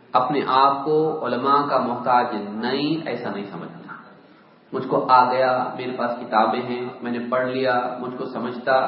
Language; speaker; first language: Urdu; native; Urdu